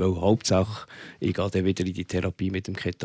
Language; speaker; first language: German; native; German